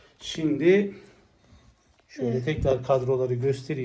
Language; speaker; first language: Turkish; native; Turkish